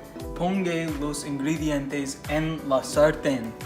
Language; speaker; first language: Spanish; non-native, learner; English